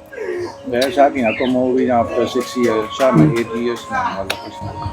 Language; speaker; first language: Filipino; non-native, learner; Punjabi